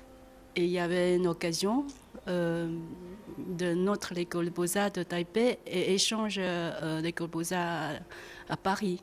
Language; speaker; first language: French; non-native, learner; Chinese